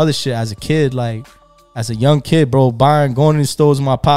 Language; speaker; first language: English; early bilingual, other home language; Spanish